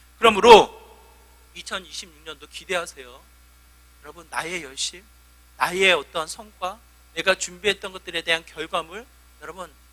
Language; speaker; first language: Korean; native; Korean